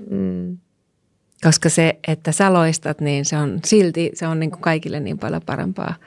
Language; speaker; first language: Finnish; native; Finnish